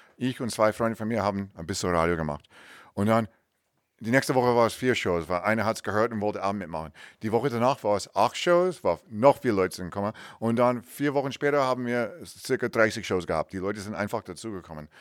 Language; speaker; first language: German; non-native, learner; English